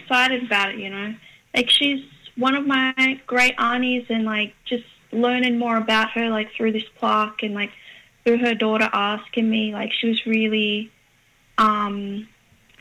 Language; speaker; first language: English; native; English